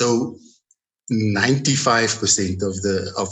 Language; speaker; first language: English; non-native, local second language; Afrikaans